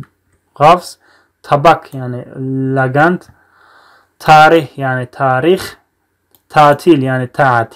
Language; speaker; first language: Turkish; non-native, fluent; Tajik